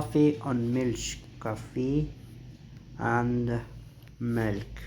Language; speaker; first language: English; non-native, learner; Persian